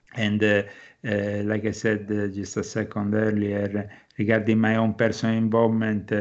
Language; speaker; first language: English; non-native, fluent; Italian